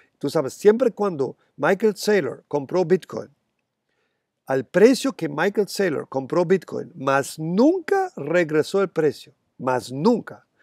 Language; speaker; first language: Spanish; non-native, fluent; German